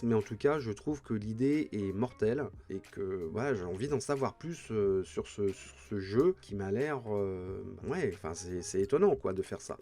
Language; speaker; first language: French; native; French